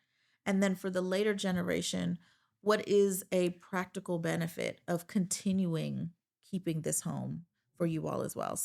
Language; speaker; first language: English; native; English